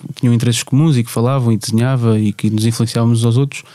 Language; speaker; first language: Portuguese; native; Portuguese